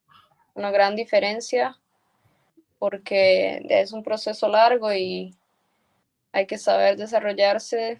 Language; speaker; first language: Spanish; early bilingual, heritage; Spanish